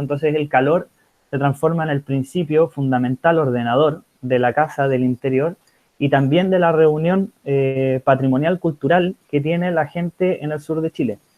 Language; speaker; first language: Spanish; native; Spanish